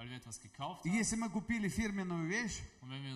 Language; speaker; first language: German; non-native, fluent; Russian